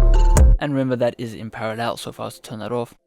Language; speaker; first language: English; native; English